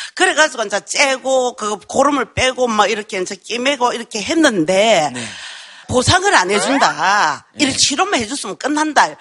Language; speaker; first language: Korean; native; Korean